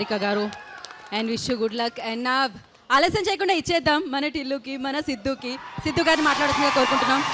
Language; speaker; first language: Telugu; native; Telugu